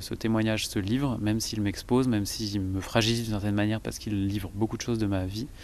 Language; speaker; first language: French; native; French